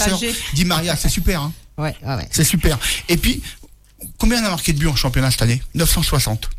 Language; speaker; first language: French; native; French